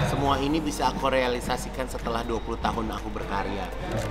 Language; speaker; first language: Indonesian; native; Indonesian